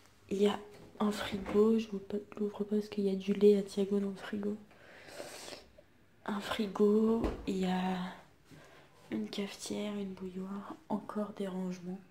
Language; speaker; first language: French; native; French